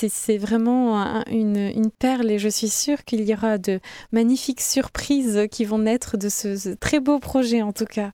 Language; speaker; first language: French; native; French